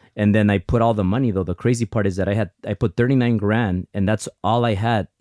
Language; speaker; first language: English; early bilingual, other home language; Spanish